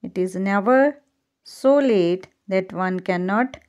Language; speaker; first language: English; non-native, local second language; Punjabi